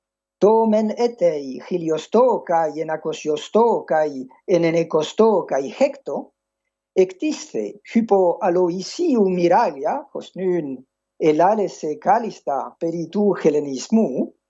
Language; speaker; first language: Greek; non-native, fluent; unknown